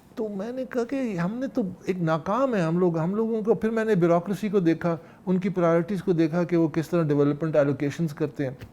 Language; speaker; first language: Urdu; non-native, local second language; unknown